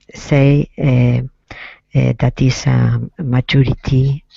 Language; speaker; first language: English; non-native, learner; Spanish